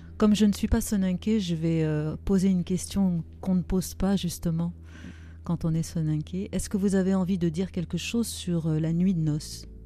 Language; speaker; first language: French; native; French